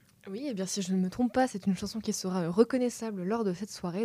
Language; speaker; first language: French; native; French